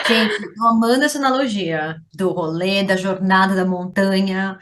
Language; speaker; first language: Portuguese; native; Portuguese